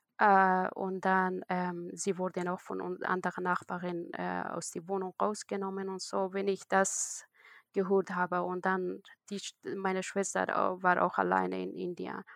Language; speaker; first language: German; non-native, learner; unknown